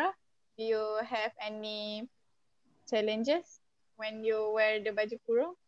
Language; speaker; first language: English; non-native, local second language; Malay